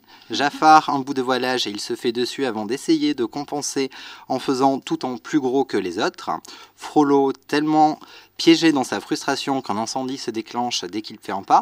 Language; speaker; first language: French; native; French